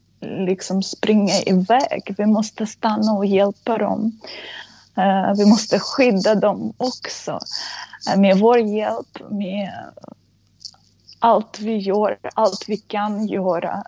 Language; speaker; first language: Swedish; non-native, fluent; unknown